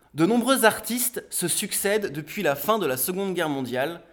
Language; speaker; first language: French; native; French